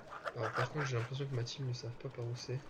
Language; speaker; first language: French; native; French